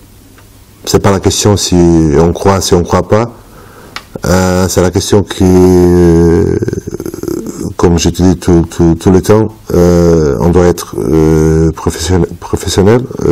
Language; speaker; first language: French; non-native, fluent; Portuguese